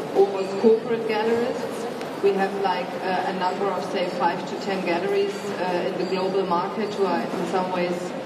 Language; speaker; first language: English; non-native, fluent; German